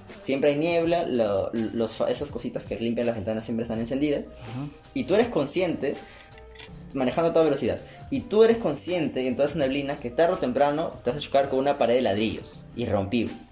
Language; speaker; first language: Spanish; native; Spanish